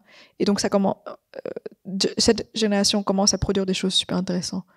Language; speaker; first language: French; non-native, fluent; Vietnamese